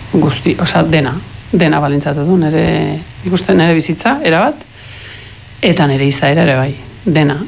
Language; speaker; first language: Basque; early bilingual, heritage; Spanish